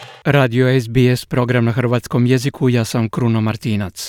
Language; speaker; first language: Croatian; native; Croatian